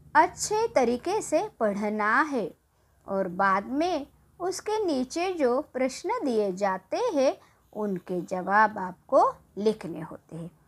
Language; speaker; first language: Hindi; non-native, local second language; Marathi